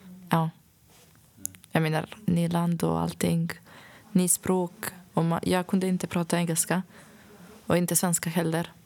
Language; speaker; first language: Swedish; non-native, fluent; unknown